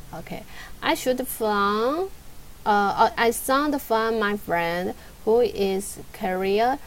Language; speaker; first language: English; non-native, learner; Chinese